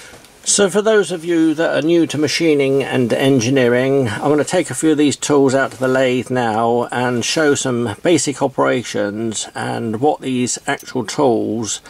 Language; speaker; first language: English; native; English